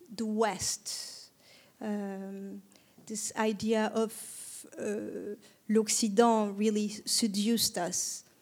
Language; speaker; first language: English; non-native, fluent; Turkish